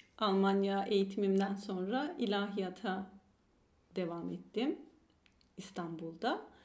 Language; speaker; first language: Turkish; early bilingual, heritage; Turkish